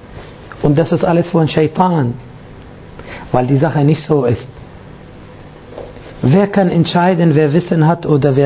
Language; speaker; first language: German; non-native, fluent; Arabic